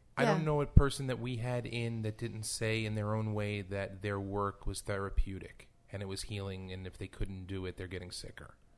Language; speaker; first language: English; native; English